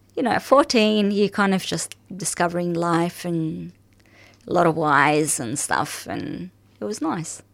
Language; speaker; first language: English; early bilingual, other home language; Arabic